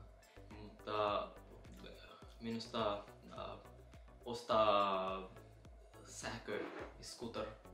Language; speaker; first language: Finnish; non-native, learner; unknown